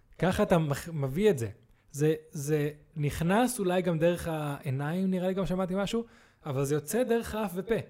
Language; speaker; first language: Hebrew; native; Hebrew